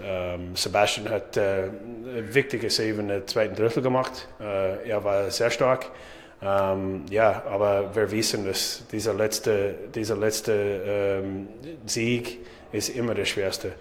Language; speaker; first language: German; non-native, learner; English